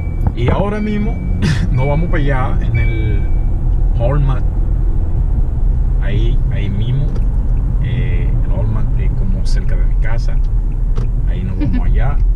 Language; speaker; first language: Spanish; non-native, learner; Haitian Creole